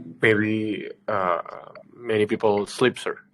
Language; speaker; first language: English; non-native, learner; Indonesian